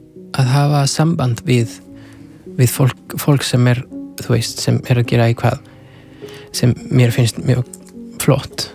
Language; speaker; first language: Icelandic; non-native, fluent; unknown